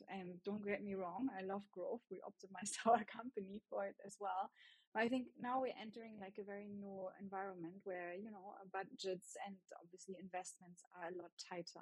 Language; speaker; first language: English; non-native, fluent; German